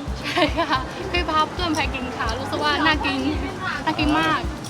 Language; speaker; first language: Thai; non-native, fluent; Chinese